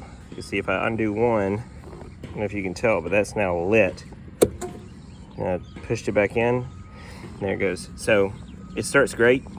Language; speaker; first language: English; native; English